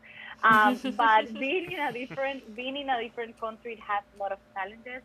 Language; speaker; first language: English; non-native, fluent; Spanish